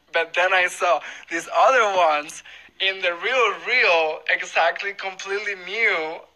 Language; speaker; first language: English; non-native, fluent; Spanish